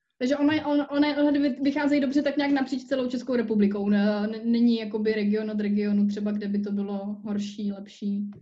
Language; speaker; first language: Czech; native; Czech